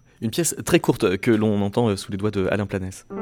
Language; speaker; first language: French; native; French